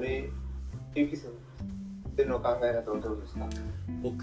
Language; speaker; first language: Japanese; non-native, learner; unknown